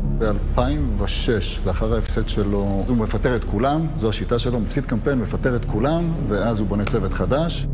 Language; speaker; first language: Hebrew; native; Hebrew